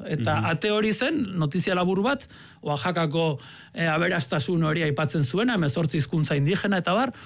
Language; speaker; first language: Basque; native; Basque